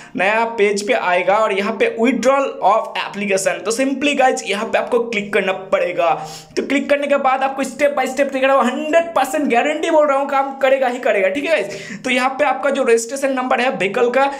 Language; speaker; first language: Hindi; non-native, local second language; Bangla